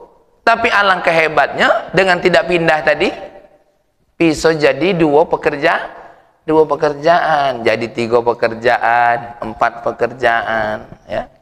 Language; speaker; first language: Indonesian; native; Indonesian